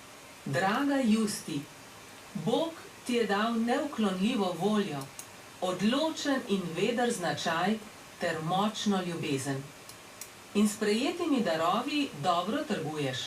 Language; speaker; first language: Slovenian; native; Slovenian